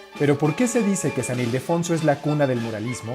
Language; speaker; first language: Spanish; native; Spanish